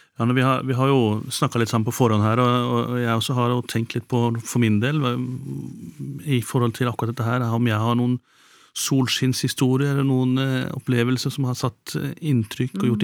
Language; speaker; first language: Norwegian; native; Norwegian